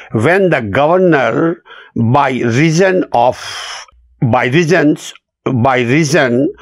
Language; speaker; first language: English; non-native, local second language; Urdu